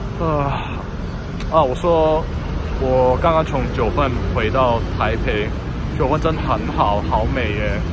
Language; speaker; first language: Chinese; non-native, learner; Cantonese